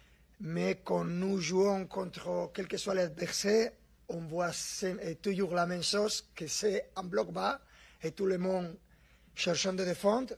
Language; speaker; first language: French; non-native, fluent; Spanish